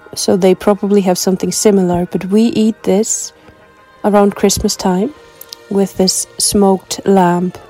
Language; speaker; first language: English; non-native, fluent; Icelandic